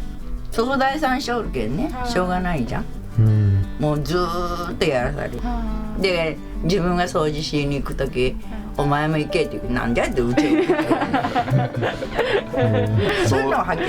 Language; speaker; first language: Japanese; native; Japanese